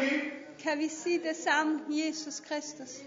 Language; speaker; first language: Danish; non-native, learner; Persian